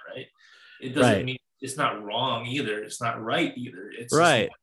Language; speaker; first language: English; native; English